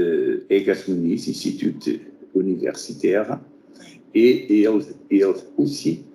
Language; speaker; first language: French; non-native, fluent; Portuguese